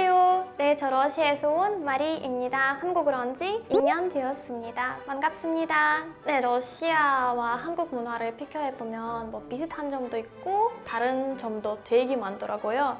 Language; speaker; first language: Korean; non-native, fluent; Russian